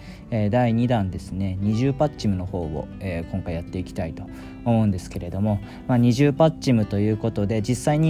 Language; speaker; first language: Japanese; native; Japanese